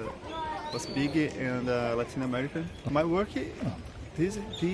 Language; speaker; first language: English; non-native, learner; Portuguese